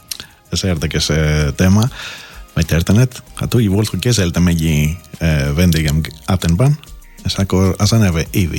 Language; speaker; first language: Hungarian; non-native, fluent; Greek